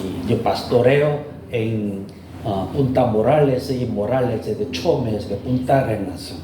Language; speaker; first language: Spanish; non-native, fluent; Korean